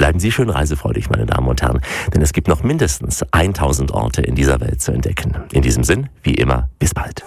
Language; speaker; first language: German; native; German